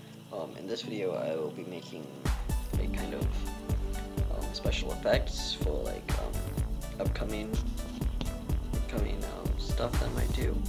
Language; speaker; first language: English; native; English